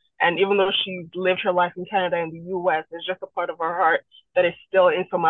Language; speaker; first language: English; non-native, local second language; Yoruba